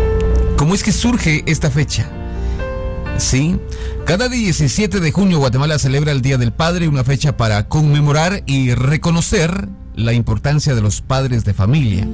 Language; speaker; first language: Spanish; native; Spanish